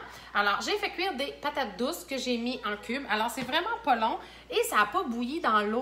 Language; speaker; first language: French; native; French